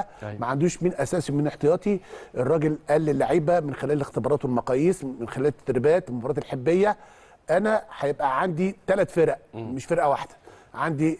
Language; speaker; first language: Arabic; native; Arabic